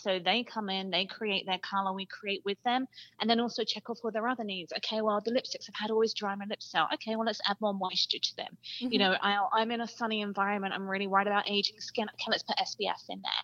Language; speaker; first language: English; native; English